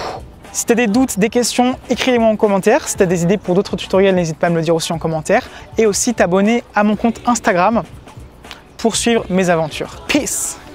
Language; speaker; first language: French; native; French